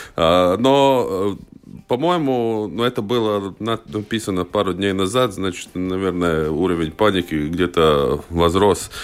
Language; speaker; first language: Russian; non-native, local second language; Latvian